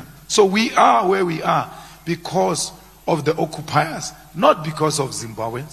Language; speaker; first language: English; non-native, local second language; Northern Sotho